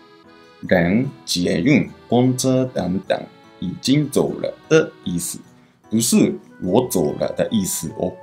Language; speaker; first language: Chinese; non-native, fluent; Japanese